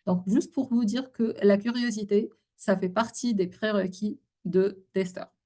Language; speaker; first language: French; non-native, local second language; Arabic